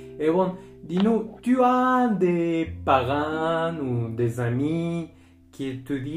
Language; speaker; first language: French; non-native, fluent; Spanish